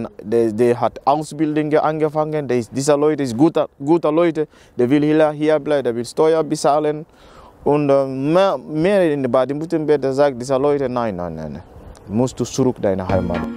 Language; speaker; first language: German; non-native, learner; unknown